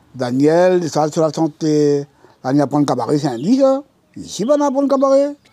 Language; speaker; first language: French; non-native, local second language; Réunion Creole French